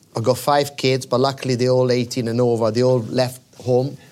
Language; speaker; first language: English; non-native, fluent; Italian